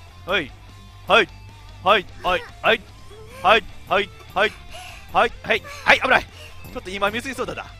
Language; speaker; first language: Japanese; native; Japanese